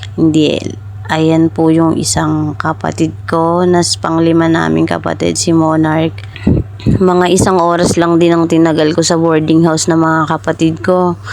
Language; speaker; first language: Filipino; native; Filipino